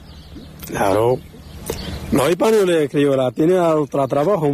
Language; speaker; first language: Spanish; non-native, learner; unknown